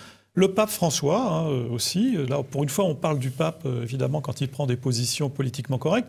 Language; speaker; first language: French; native; French